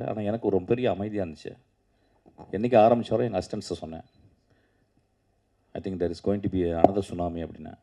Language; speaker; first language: Tamil; native; Tamil